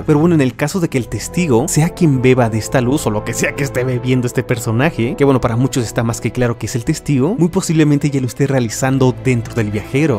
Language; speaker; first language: Spanish; native; Spanish